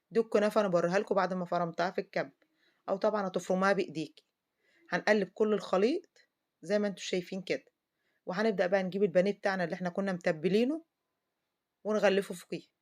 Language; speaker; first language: Arabic; native; Arabic